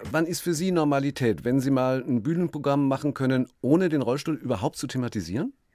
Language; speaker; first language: German; native; German